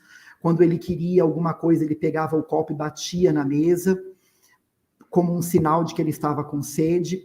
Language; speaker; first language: Portuguese; native; Portuguese